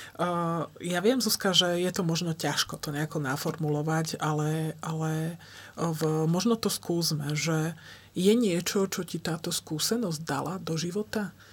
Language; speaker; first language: Slovak; native; Slovak